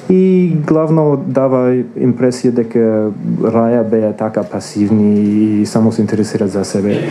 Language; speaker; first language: Macedonian; non-native, fluent; English